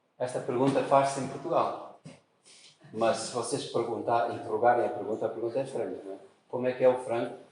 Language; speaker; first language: Portuguese; native; Portuguese